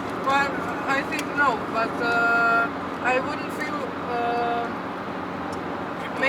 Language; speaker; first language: English; non-native, fluent; Croatian